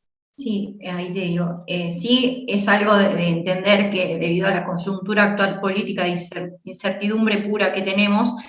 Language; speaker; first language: Spanish; native; Spanish